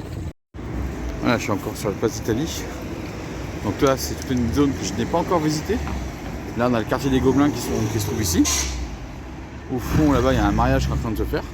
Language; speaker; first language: French; native; French